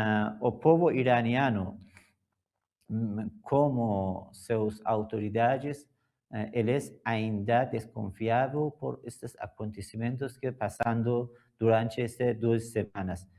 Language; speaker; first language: Portuguese; non-native, learner; Persian